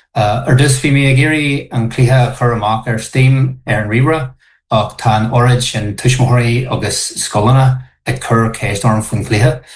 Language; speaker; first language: Irish; non-native, local second language; English